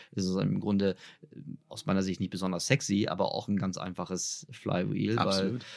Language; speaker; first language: German; native; German